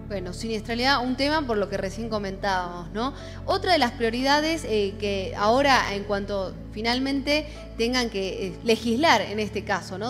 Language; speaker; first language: Spanish; native; Spanish